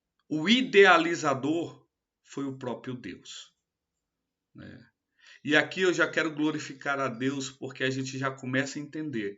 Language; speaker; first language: Portuguese; native; Portuguese